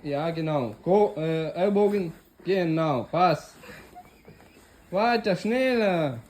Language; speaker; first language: German; non-native, learner; Ukrainian